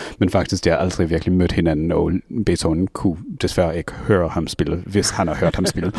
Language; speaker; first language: Danish; non-native, fluent; English